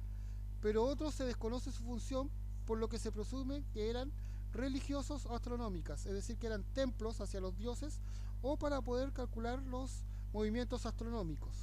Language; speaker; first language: Spanish; native; Spanish